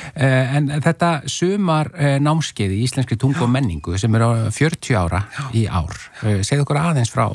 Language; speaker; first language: Icelandic; native; Icelandic